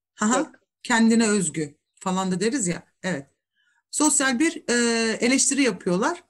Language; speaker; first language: Turkish; native; Turkish